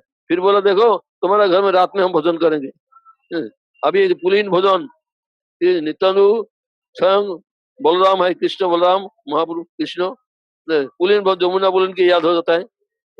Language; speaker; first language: Hindi; non-native, local second language; Bangla